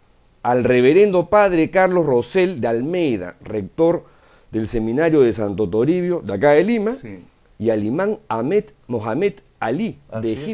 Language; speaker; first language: Spanish; native; Spanish